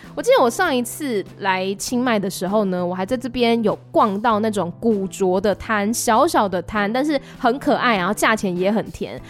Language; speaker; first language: Chinese; native; Chinese